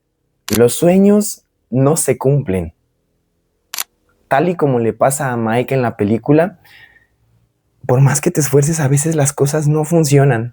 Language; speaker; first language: Spanish; native; Spanish